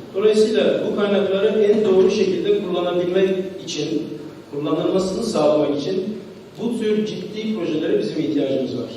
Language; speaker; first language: Turkish; early bilingual, heritage; Turkish